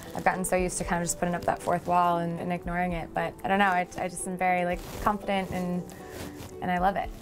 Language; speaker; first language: English; native; English